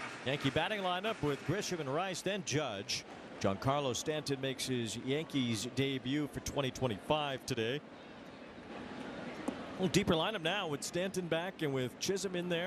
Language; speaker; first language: English; native; English